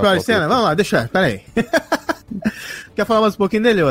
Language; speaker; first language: Portuguese; native; Portuguese